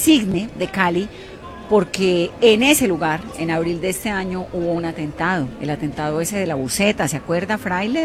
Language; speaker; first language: Spanish; native; Spanish